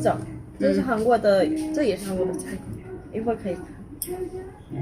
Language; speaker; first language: Chinese; non-native, fluent; Korean